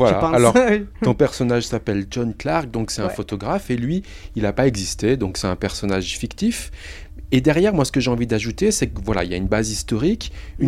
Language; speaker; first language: French; native; French